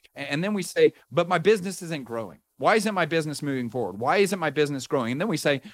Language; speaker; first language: English; native; English